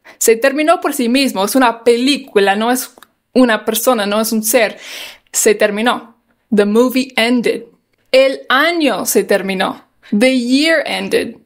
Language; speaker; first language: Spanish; non-native, fluent; English